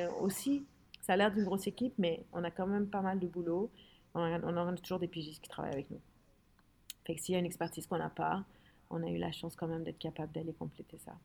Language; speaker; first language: French; early bilingual, other home language; Arabic